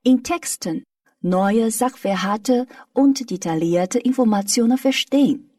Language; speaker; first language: German; non-native, fluent; Chinese